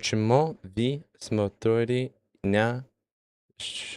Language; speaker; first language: Russian; non-native, learner; English